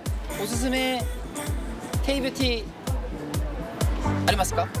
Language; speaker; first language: Japanese; non-native, learner; Korean